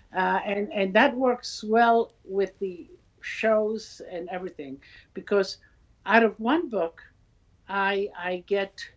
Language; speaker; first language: English; non-native, fluent; Italian